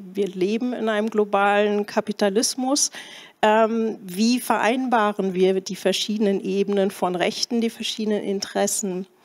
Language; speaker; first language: German; native; German